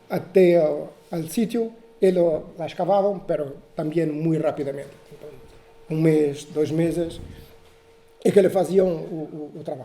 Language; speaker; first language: Spanish; non-native, learner; Portuguese